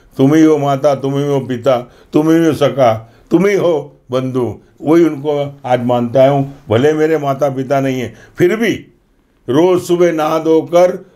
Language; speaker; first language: Hindi; non-native, local second language; Gujarati